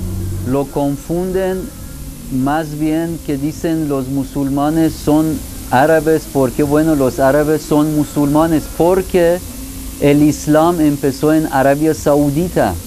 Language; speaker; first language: Spanish; non-native, fluent; Persian